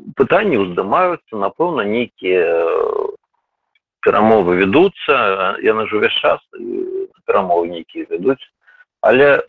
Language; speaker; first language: Belarusian; non-native, local second language; Russian